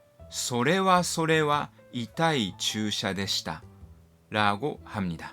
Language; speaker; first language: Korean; non-native, fluent; Japanese